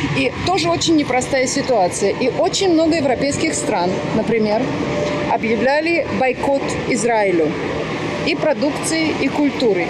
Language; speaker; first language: Russian; native; Russian